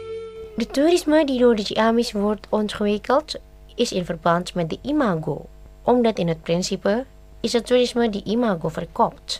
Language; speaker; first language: Dutch; non-native, fluent; Indonesian